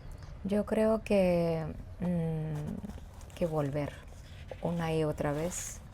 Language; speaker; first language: Spanish; non-native, fluent; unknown